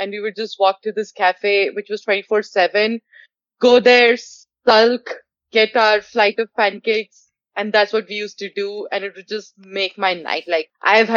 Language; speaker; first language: English; non-native, local second language; Hindi